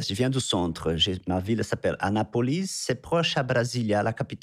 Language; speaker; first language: French; non-native, fluent; Portuguese